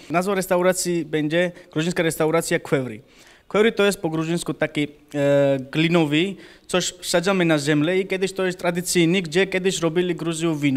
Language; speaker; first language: Polish; non-native, learner; Georgian